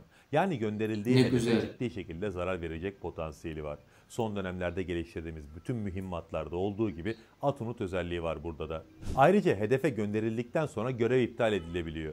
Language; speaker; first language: Turkish; native; Turkish